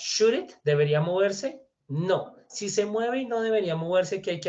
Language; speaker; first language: Spanish; native; Spanish